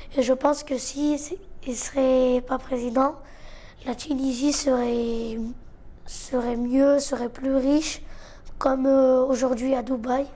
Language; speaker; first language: French; non-native, local second language; Arabic